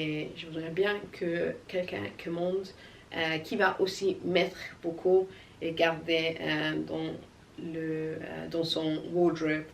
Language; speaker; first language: French; non-native, learner; English